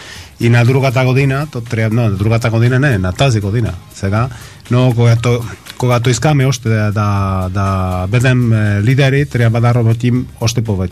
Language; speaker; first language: Bulgarian; non-native, learner; Spanish